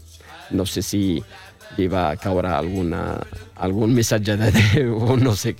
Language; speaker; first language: Catalan; non-native, fluent; Arabic